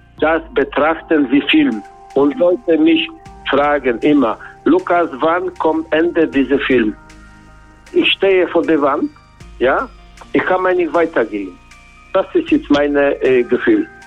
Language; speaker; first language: German; non-native, learner; Polish